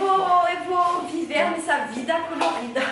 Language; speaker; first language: Portuguese; non-native, learner; French